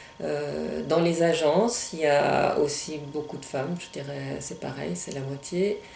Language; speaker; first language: French; non-native, local second language; German